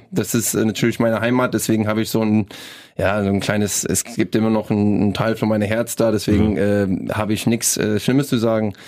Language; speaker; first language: German; non-native, fluent; English